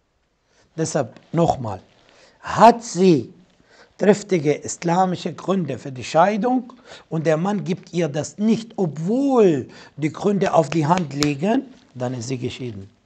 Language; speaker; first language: German; non-native, fluent; Arabic